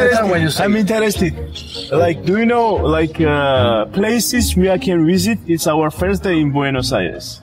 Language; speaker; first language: English; non-native, learner; Georgian